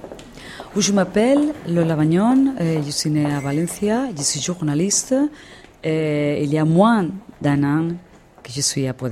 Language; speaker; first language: French; non-native, fluent; Spanish